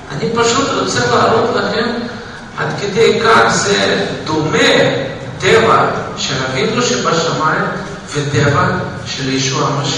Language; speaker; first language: Hebrew; non-native, fluent; Russian